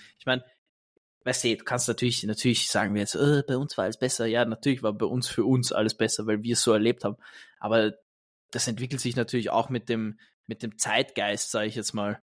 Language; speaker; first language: German; native; German